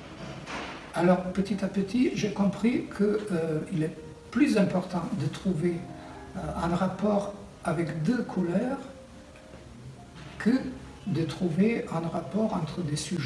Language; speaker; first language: French; non-native, fluent; Serbian